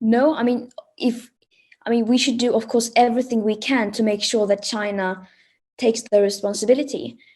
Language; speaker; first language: English; non-native, fluent; Swedish